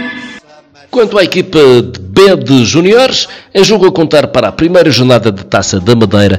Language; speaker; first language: Portuguese; native; Portuguese